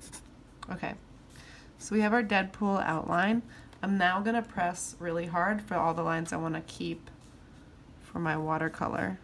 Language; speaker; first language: English; native; English